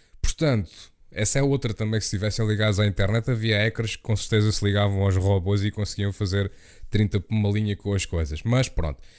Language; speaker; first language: Portuguese; native; Portuguese